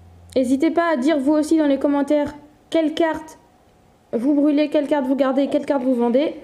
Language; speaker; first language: French; native; French